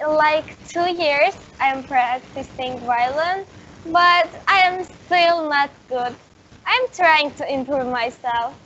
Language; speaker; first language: English; non-native, learner; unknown